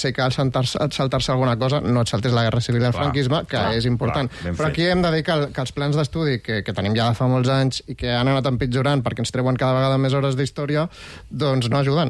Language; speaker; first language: Catalan; native; Catalan